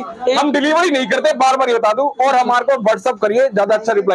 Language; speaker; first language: Hindi; native; Hindi